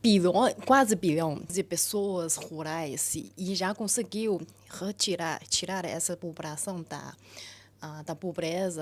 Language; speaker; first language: Portuguese; non-native, fluent; Chinese